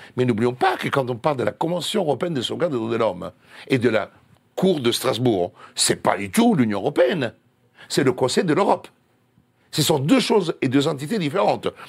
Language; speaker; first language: French; non-native, fluent; Italian